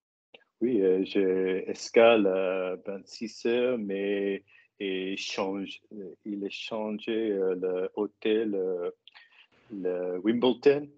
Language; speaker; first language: French; non-native, learner; English